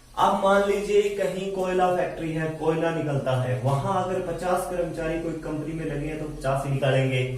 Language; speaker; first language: Hindi; native; Hindi